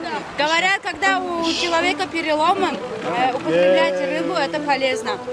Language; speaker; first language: Russian; non-native, local second language; Tajik